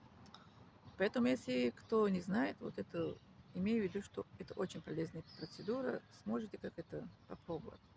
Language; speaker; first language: Russian; non-native, learner; Tajik